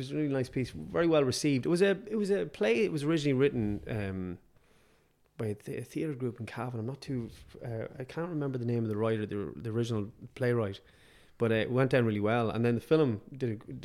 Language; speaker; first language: English; native; English